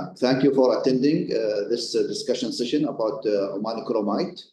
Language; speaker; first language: English; non-native, fluent; Arabic